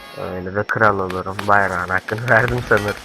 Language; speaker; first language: Turkish; native; Turkish